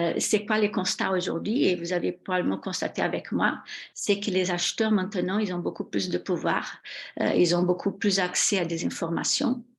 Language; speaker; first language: French; non-native, fluent; Portuguese